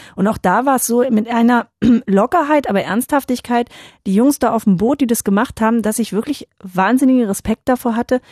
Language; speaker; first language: German; native; German